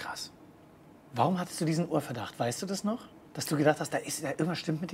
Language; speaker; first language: German; native; German